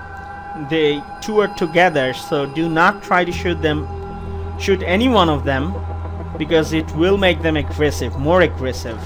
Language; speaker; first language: English; non-native, fluent; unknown